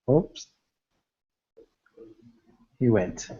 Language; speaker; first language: English; non-native, learner; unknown